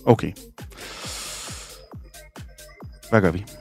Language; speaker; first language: Danish; native; Danish